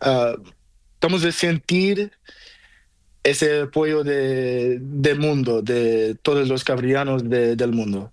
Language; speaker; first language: Spanish; non-native, learner; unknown